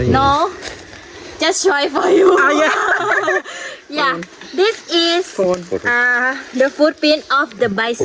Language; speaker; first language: English; non-native, learner; Thai